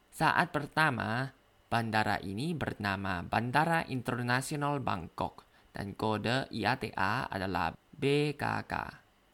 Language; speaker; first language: Indonesian; non-native, learner; Thai